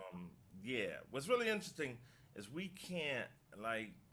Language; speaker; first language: English; native; English